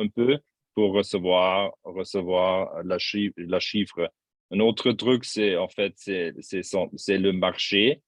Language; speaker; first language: French; non-native, fluent; German